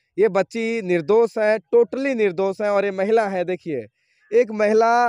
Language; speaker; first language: Hindi; native; Hindi